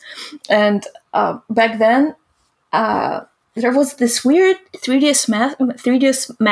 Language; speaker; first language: English; non-native, fluent; Russian